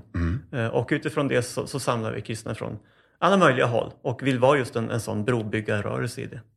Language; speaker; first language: Swedish; native; Swedish